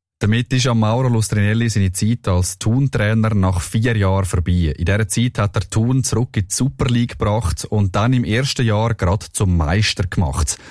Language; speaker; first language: German; native; German